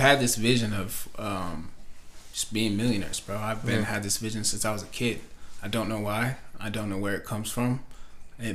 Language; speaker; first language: English; native; English